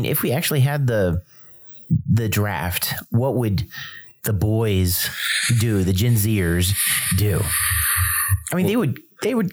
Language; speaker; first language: English; native; English